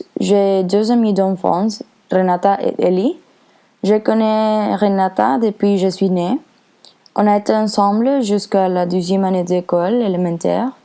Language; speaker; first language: French; non-native, learner; Spanish